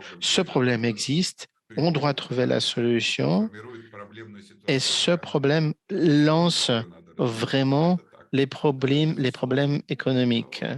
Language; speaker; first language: French; non-native, fluent; Russian